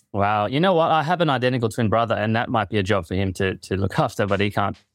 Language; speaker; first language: English; early bilingual, other home language; Filipino